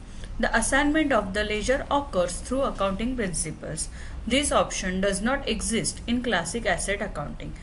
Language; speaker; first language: English; non-native, local second language; Hindi